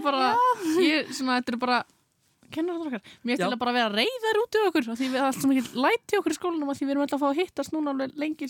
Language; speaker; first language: Icelandic; native; Icelandic